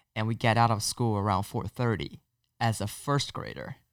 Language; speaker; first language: English; non-native, fluent; Chinese